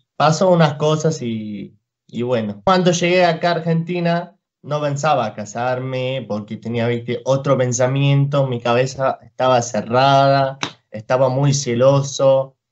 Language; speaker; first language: Spanish; non-native, fluent; Arabic